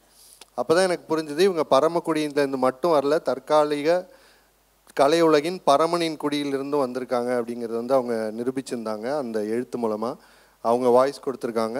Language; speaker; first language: Tamil; native; Tamil